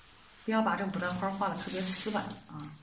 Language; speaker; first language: Chinese; native; Chinese